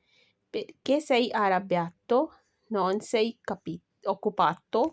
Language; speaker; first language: Italian; non-native, fluent; Urdu